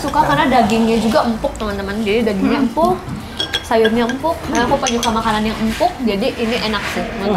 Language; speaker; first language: Indonesian; native; Indonesian